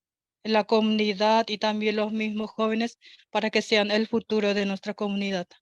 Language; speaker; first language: Spanish; non-native, local second language; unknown